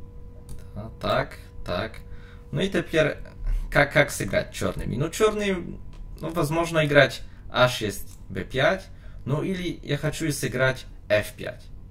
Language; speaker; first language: Russian; non-native, learner; Polish